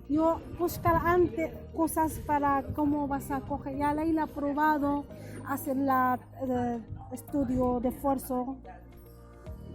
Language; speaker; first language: Spanish; non-native, learner; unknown